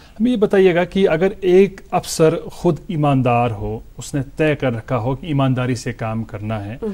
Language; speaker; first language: Hindi; non-native, local second language; Kashmiri